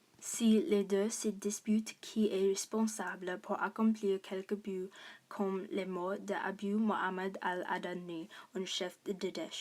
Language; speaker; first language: French; non-native, learner; English